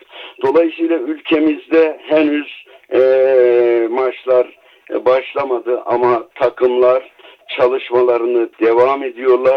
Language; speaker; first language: Turkish; native; Turkish